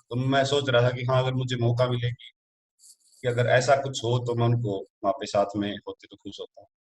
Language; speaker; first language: Hindi; native; Hindi